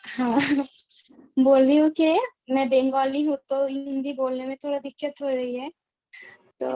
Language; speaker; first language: Hindi; non-native, local second language; Bangla